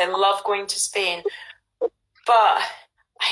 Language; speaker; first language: English; native; English